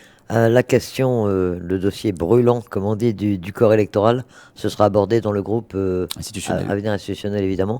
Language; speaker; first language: French; native; French